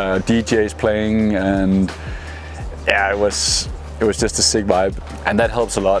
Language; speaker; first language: English; non-native, fluent; Danish